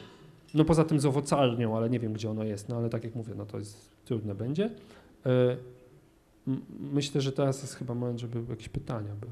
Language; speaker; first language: Polish; native; Polish